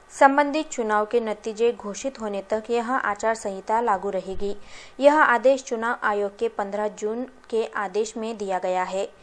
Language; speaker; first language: Hindi; non-native, local second language; Marathi